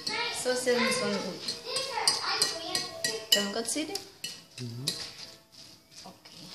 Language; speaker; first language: Danish; non-native, fluent; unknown